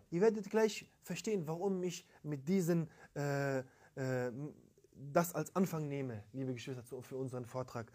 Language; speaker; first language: German; early bilingual, other home language; Turkish